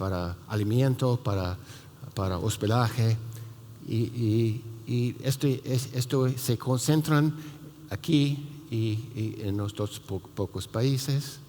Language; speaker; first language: Spanish; non-native, fluent; English